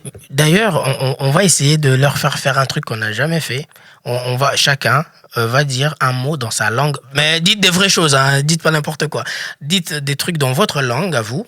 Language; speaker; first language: French; native; French